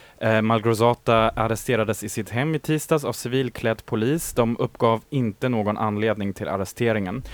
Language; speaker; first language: Swedish; native; Swedish